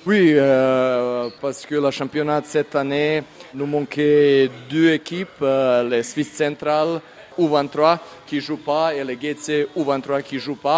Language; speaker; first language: French; non-native, learner; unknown